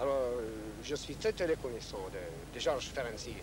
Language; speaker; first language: French; non-native, fluent; Hungarian